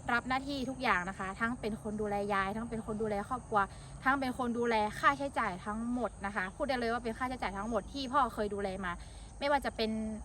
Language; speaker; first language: Thai; native; Thai